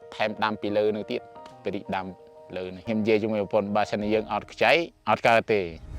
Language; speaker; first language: Khmer; non-native, local second language; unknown